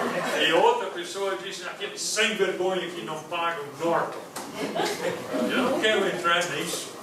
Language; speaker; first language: Portuguese; non-native, fluent; English